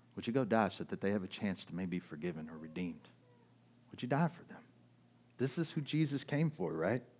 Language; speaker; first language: English; early bilingual, other home language; German